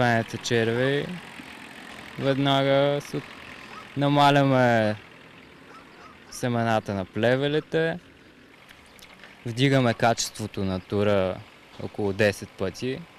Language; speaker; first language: Bulgarian; native; Bulgarian